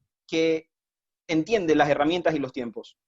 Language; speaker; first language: Spanish; native; Spanish